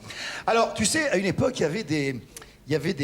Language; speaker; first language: French; native; French